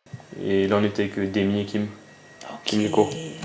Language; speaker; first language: French; non-native, local second language; Morisyen